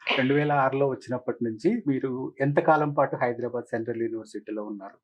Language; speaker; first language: Telugu; native; Telugu